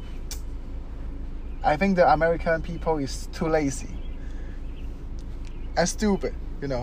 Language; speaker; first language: English; non-native, local second language; Cantonese